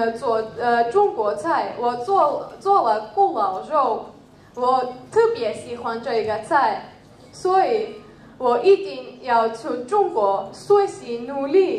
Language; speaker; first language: Chinese; non-native, learner; Georgian